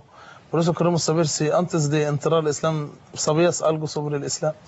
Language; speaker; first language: Spanish; non-native, fluent; Arabic